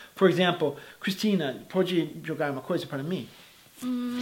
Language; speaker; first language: Portuguese; non-native, fluent; English